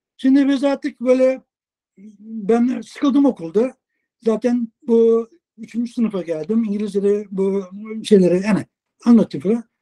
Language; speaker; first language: Turkish; native; Turkish